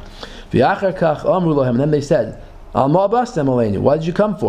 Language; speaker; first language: English; native; English